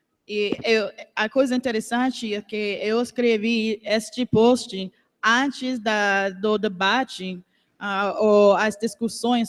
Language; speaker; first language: Portuguese; non-native, learner; English